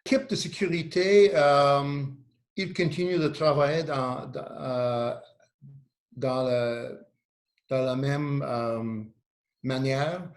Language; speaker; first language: French; non-native, learner; English